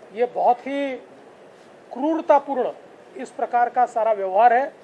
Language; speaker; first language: Hindi; non-native, local second language; Marathi